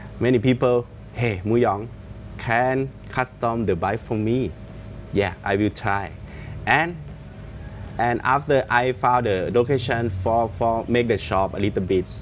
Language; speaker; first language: English; non-native, learner; Thai